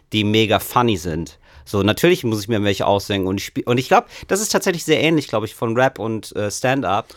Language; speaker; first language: German; native; German